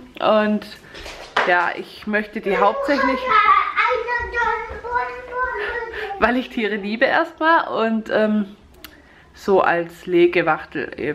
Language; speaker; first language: German; native; German